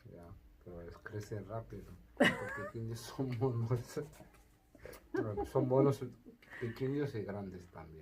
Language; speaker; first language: Spanish; non-native, learner; Arabic